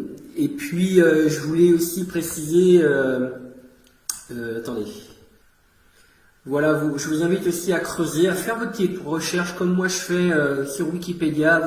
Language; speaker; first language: French; native; French